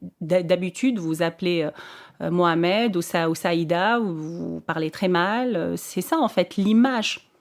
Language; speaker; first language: French; non-native, local second language; Arabic